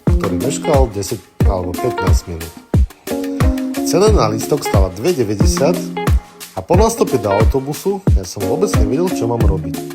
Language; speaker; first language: Slovak; non-native, fluent; Russian